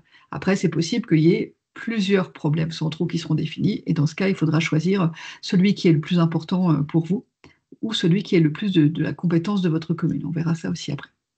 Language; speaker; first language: French; native; French